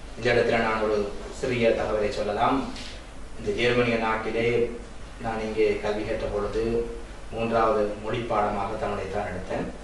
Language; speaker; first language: Tamil; early bilingual, heritage; Tamil